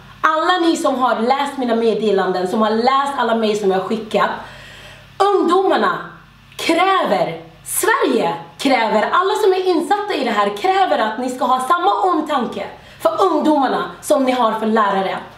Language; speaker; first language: Swedish; early bilingual, other home language; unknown